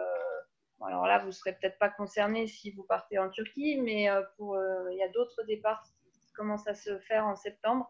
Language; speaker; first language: French; native; French